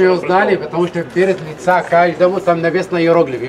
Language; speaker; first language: Russian; non-native, fluent; Arabic